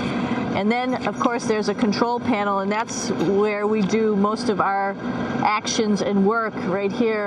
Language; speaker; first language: English; native; English